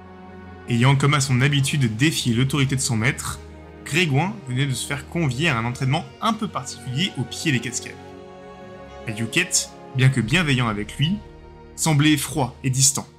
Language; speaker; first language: French; native; French